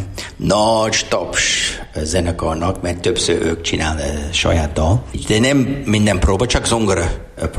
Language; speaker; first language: Hungarian; non-native, learner; English